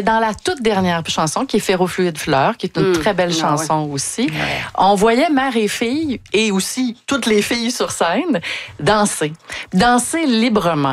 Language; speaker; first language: French; native; French